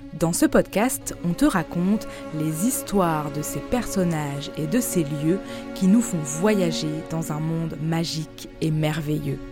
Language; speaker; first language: French; native; French